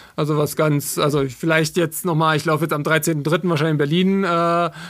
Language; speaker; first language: German; native; German